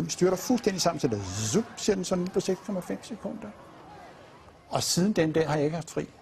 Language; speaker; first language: Danish; native; Danish